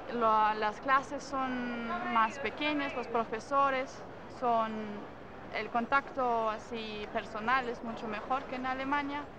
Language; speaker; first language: Spanish; non-native, fluent; German